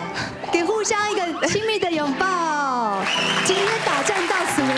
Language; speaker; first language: Chinese; native; Chinese